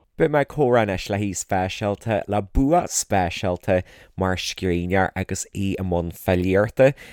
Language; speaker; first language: Irish; native; Irish